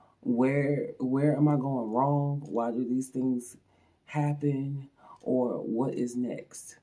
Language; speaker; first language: English; native; English